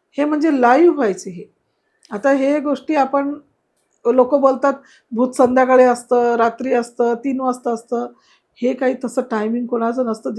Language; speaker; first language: Marathi; non-native, local second language; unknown